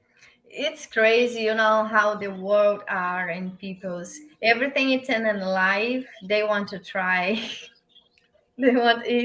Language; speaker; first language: English; non-native, learner; Portuguese